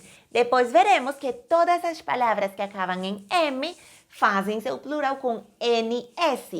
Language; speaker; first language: Portuguese; non-native, fluent; Spanish